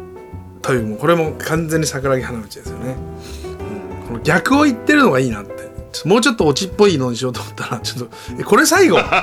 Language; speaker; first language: Japanese; native; Japanese